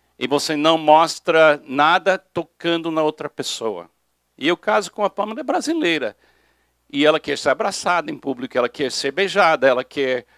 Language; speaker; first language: Portuguese; non-native, fluent; English